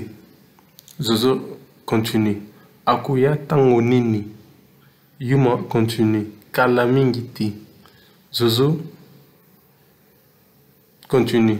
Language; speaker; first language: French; non-native, local second language; Lingala